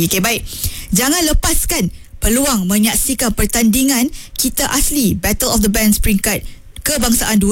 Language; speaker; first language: Malay; native; Malay